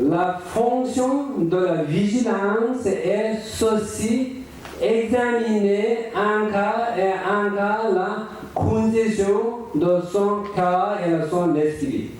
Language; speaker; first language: French; non-native, learner; Tibetan